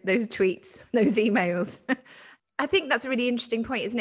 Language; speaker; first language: English; native; English